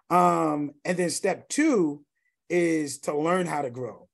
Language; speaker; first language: English; native; English